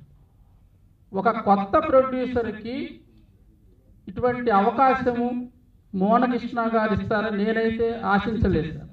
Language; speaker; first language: Telugu; native; Telugu